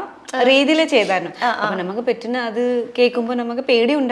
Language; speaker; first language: Malayalam; non-native, learner; Nepali